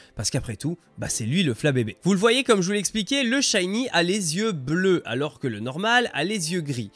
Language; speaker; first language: French; native; French